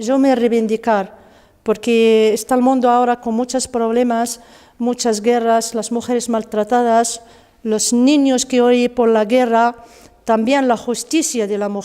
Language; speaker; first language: Spanish; non-native, learner; Arabic